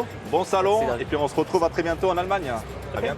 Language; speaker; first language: French; native; French